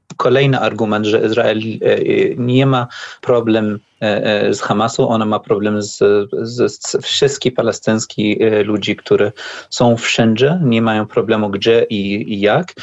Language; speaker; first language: Polish; non-native, learner; Arabic